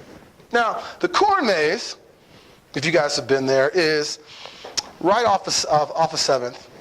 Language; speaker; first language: English; native; English